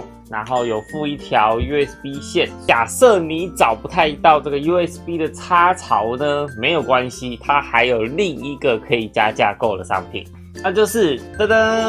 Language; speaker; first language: Chinese; native; Chinese